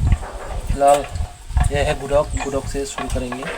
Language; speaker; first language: Hindi; non-native, local second language; Kok Borok